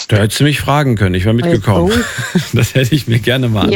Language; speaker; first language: German; native; German